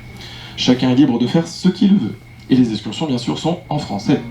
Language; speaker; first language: French; native; French